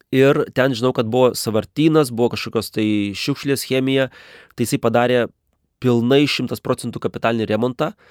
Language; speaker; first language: Lithuanian; native; Lithuanian